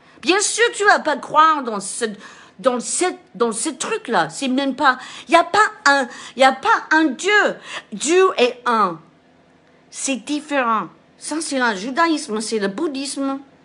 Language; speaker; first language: French; non-native, fluent; English